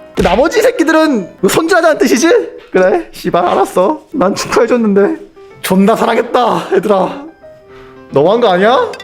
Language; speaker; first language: Korean; native; Korean